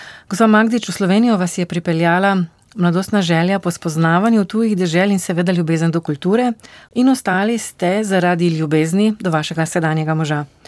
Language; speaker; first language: Slovenian; native; Slovenian